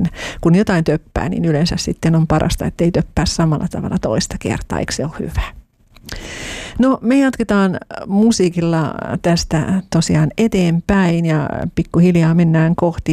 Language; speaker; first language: Finnish; native; Finnish